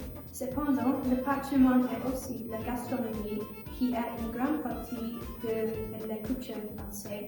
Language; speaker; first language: French; non-native, learner; English